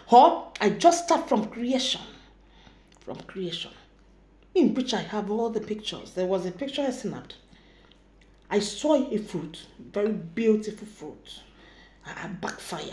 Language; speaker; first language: English; non-native, local second language; Ibibio